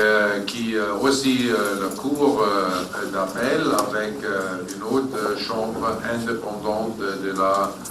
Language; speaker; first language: French; non-native, fluent; German